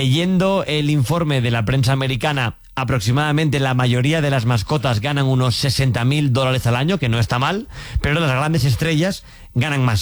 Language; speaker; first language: Spanish; native; Spanish